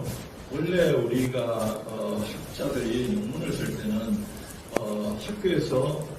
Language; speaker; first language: Korean; native; Korean